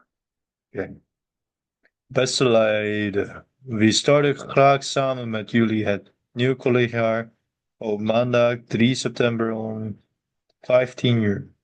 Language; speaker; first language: Dutch; non-native, learner; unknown